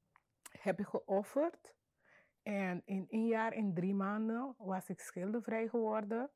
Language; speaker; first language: Dutch; non-native, local second language; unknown